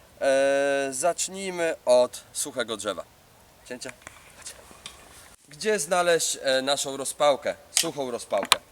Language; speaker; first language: Polish; native; Polish